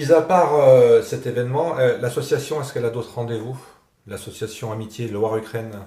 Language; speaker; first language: French; native; French